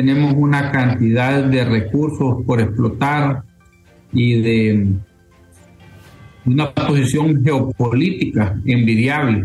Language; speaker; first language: Spanish; native; Spanish